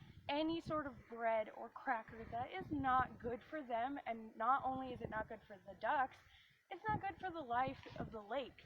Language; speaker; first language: English; native; English